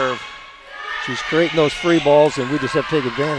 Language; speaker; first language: English; native; English